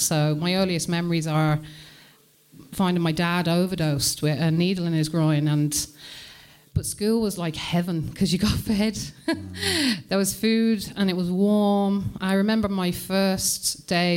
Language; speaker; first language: English; native; English